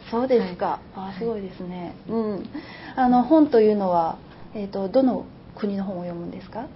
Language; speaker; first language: Japanese; native; Japanese